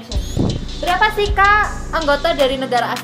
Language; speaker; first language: Indonesian; native; Indonesian